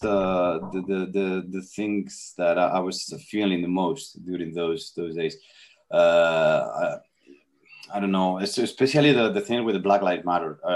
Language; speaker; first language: English; non-native, fluent; Spanish